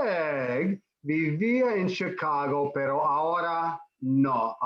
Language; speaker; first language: Spanish; non-native, fluent; English